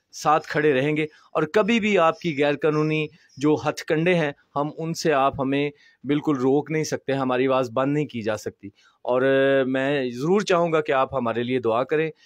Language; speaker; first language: Urdu; non-native, local second language; Punjabi